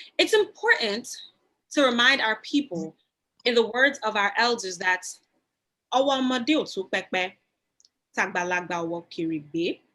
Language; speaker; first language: Yoruba; early bilingual, heritage; Yoruba